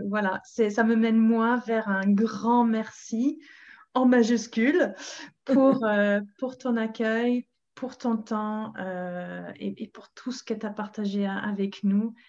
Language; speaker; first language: French; non-native, fluent; English